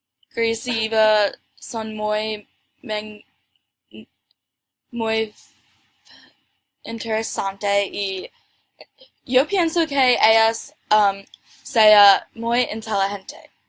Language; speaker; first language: Spanish; non-native, learner; English